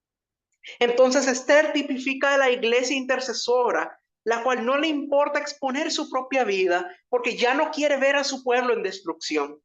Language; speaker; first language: Spanish; native; Spanish